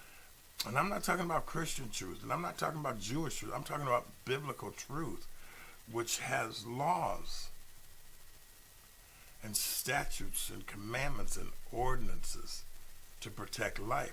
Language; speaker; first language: English; native; English